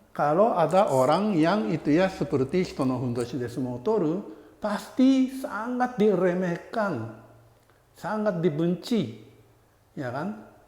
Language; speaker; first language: Indonesian; non-native, fluent; Japanese